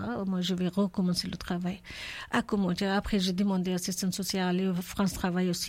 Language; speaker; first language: French; non-native, learner; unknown